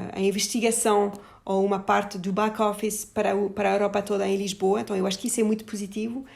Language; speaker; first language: Portuguese; non-native, fluent; French